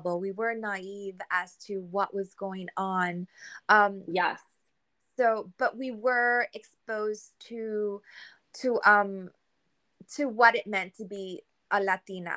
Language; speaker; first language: English; early bilingual, other home language; Spanish